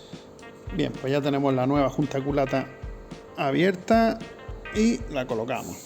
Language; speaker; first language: Spanish; native; Spanish